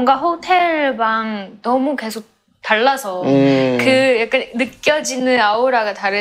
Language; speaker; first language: Korean; non-native, fluent; Chinese